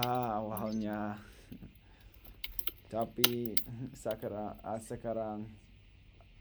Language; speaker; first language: Indonesian; non-native, learner; English